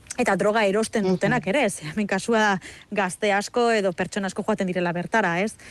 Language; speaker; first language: Basque; native; Basque